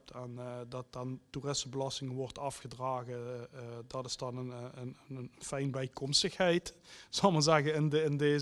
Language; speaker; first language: Dutch; native; Dutch